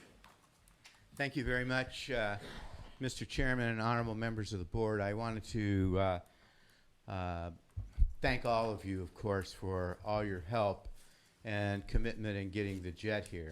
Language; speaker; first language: English; native; English